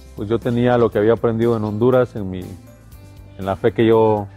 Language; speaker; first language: Spanish; native; Spanish